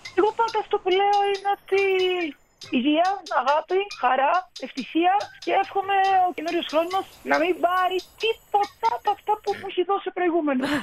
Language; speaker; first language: Greek; native; Greek